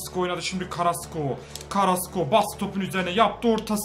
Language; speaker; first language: Turkish; native; Turkish